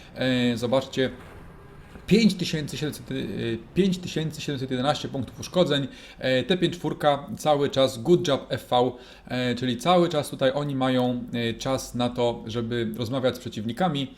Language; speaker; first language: Polish; native; Polish